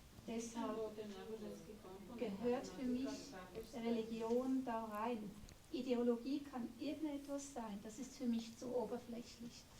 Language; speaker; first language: German; non-native, fluent; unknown